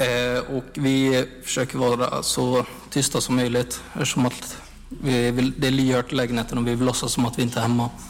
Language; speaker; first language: Swedish; native; Swedish